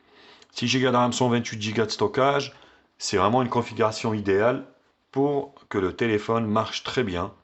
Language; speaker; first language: French; native; French